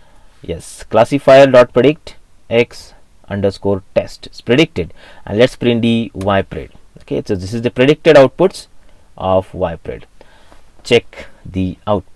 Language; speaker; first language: English; non-native, local second language; Marathi